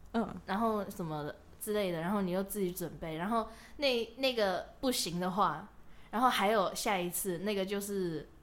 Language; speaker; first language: Chinese; non-native, local second language; Cantonese